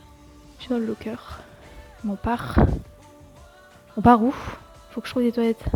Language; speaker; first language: French; native; French